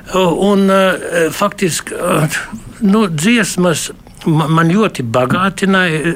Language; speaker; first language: Latvian; early bilingual, heritage; Latvian